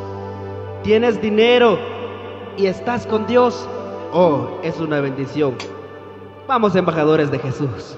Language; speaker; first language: Spanish; non-native, local second language; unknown